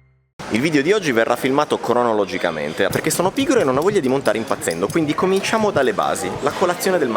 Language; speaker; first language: Italian; native; Italian